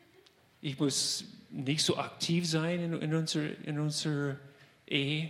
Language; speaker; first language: German; non-native, fluent; English